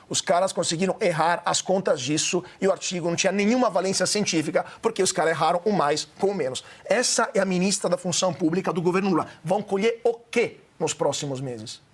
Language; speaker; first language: Portuguese; non-native, fluent; Italian